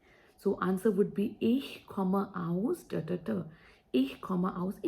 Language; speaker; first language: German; non-native, fluent; Hindi